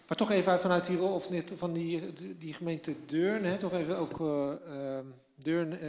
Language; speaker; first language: Dutch; native; Dutch